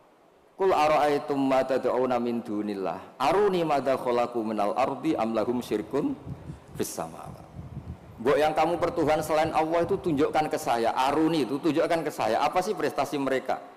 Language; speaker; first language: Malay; non-native, local second language; Javanese